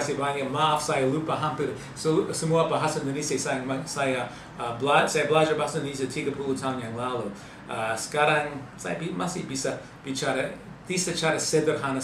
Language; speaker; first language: Indonesian; non-native, learner; English